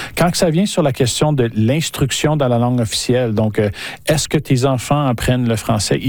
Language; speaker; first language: French; native; French